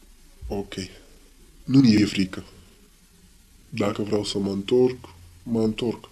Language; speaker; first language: Romanian; non-native, learner; Arabic